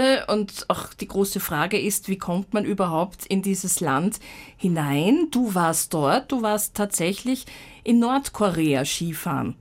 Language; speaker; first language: German; native; German